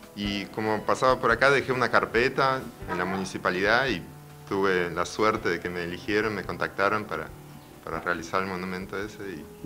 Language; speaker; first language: Spanish; early bilingual, other home language; Russian